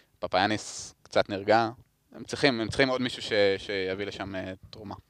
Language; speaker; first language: Hebrew; native; Hebrew